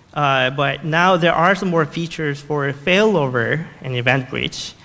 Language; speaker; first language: English; non-native, fluent; Korean